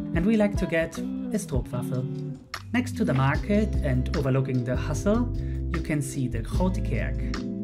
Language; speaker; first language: English; non-native, fluent; Dutch